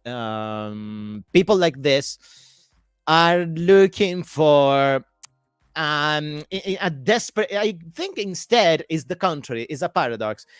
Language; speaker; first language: English; non-native, fluent; Italian